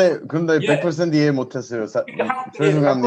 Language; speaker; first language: Korean; non-native, learner; English